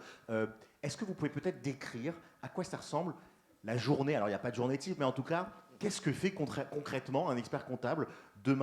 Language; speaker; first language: French; native; French